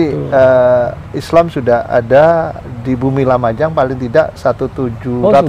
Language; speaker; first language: Indonesian; native; Indonesian